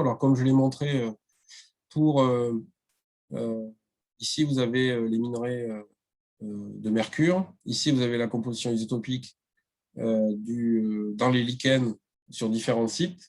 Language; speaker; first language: French; native; French